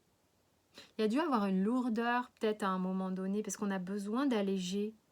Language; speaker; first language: French; native; French